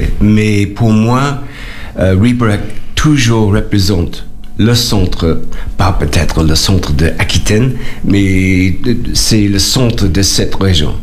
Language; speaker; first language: French; non-native, learner; English